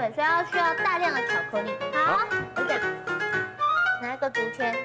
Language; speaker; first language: Chinese; native; Chinese